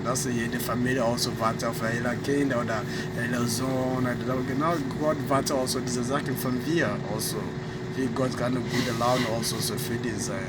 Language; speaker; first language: German; non-native, learner; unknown